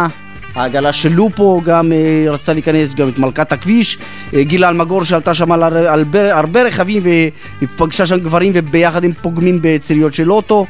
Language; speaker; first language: Hebrew; native; Hebrew